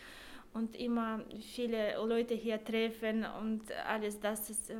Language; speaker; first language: German; non-native, learner; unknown